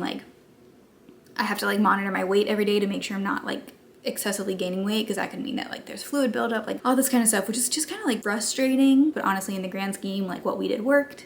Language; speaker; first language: English; native; English